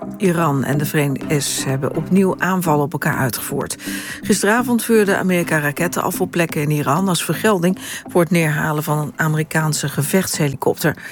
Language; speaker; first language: Dutch; native; Dutch